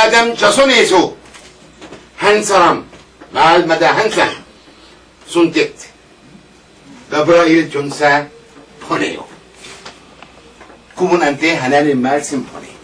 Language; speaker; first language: Korean; non-native, learner; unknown